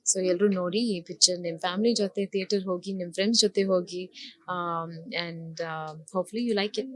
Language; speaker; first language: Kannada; non-native, learner; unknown